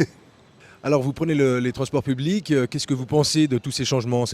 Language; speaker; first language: French; native; French